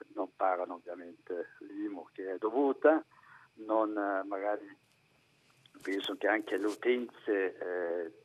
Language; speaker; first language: Italian; native; Italian